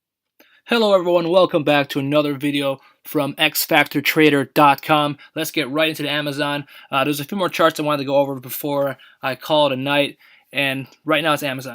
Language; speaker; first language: English; native; English